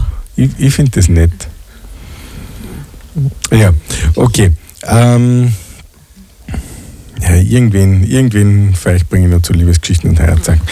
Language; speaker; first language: German; native; German